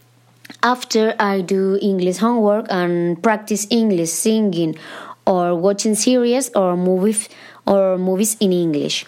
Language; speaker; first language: English; non-native, learner; Spanish